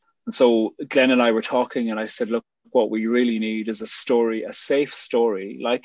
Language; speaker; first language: English; native; English